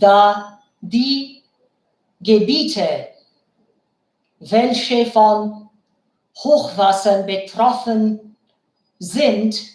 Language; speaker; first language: German; non-native, fluent; Bangla